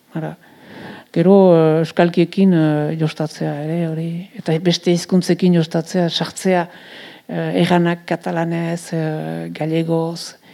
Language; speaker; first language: Basque; native; Basque